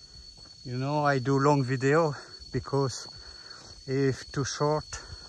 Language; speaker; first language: English; non-native, learner; French